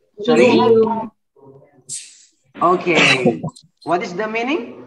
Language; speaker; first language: English; non-native, learner; Indonesian